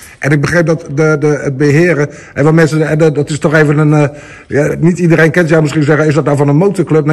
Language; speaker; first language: Dutch; native; Dutch